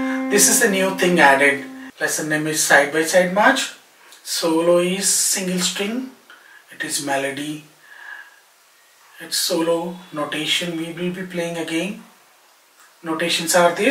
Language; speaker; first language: English; non-native, local second language; Telugu